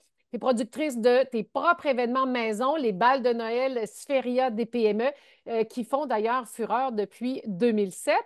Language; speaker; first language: French; native; French